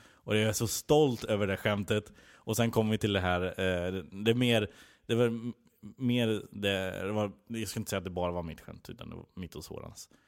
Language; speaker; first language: Swedish; native; Swedish